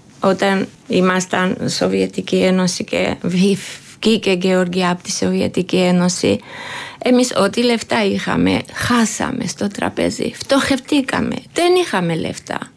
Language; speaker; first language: Greek; non-native, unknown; Georgian